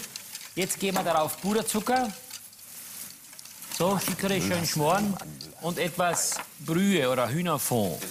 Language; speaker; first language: German; native; German